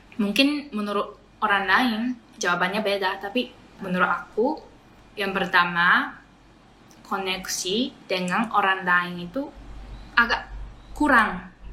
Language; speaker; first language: Indonesian; non-native, fluent; Japanese